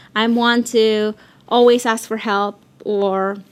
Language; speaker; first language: English; early bilingual, other home language; Spanish